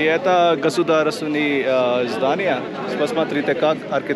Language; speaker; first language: Russian; non-native, learner; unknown